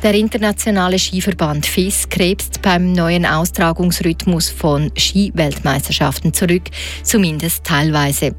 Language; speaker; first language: German; native; German